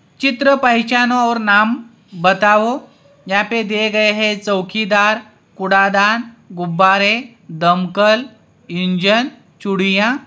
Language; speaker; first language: Hindi; non-native, local second language; Marathi